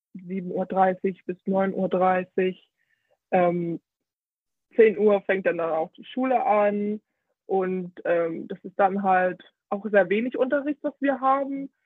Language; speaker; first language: German; early bilingual, heritage; Danish